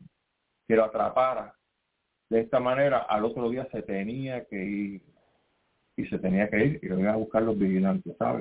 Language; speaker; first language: Spanish; native; Spanish